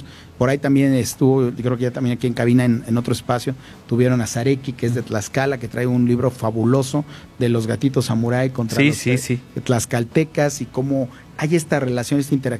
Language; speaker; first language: Spanish; native; Spanish